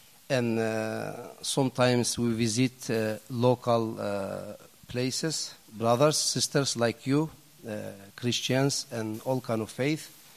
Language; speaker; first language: English; non-native, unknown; Turkish